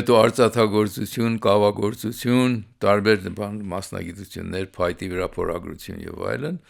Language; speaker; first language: Armenian; early bilingual, heritage; Armenian